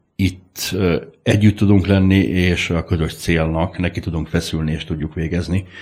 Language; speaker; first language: Hungarian; native; Hungarian